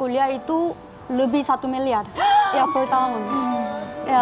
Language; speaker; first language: Indonesian; non-native, fluent; Korean